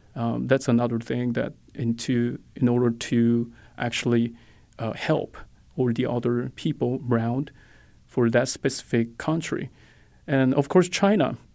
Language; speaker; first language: English; non-native, fluent; Korean